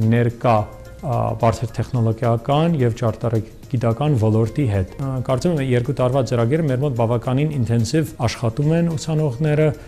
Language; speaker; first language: Armenian; early bilingual, heritage; Armenian